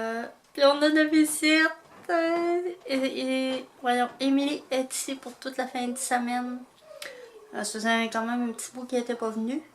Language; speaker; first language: French; native; French